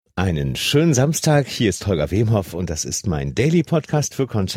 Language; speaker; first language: German; native; German